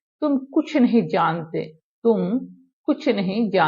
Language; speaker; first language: Hindi; non-native, fluent; Bangla